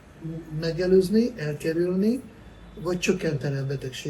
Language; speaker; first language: Hungarian; non-native, fluent; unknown